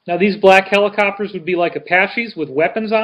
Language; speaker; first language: English; native; English